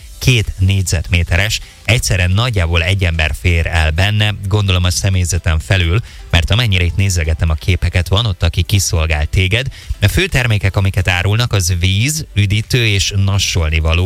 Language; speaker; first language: Hungarian; native; Hungarian